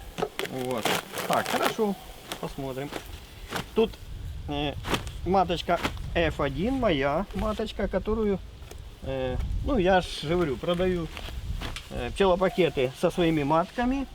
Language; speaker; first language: Russian; native; Russian